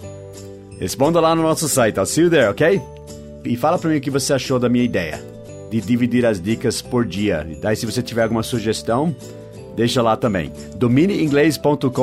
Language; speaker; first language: Portuguese; non-native, fluent; English